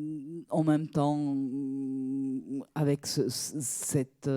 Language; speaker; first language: French; non-native, fluent; Italian